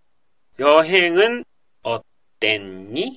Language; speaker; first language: Korean; non-native, fluent; Japanese